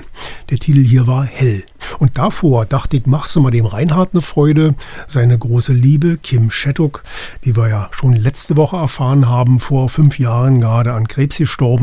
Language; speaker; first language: German; native; German